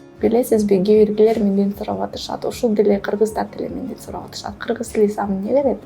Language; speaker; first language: Kyrgyz; non-native, fluent; Russian